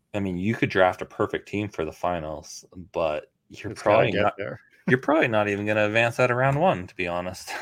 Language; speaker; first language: English; native; English